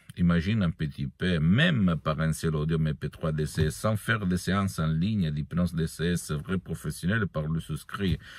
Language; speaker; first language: French; non-native, fluent; Italian